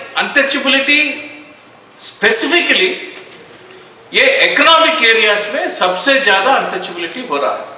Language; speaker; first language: Hindi; non-native, local second language; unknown